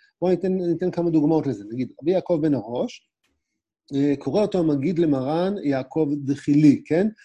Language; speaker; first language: Hebrew; native; Hebrew